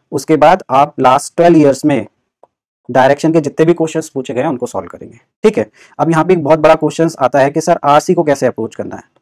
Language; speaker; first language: Hindi; native; Hindi